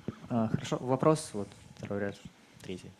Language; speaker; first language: Russian; native; Russian